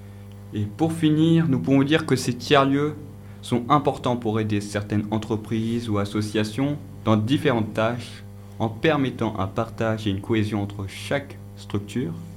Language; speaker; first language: French; native; French